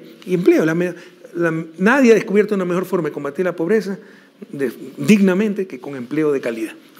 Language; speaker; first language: Spanish; native; Spanish